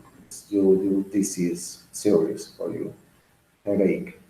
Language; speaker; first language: English; non-native, learner; Spanish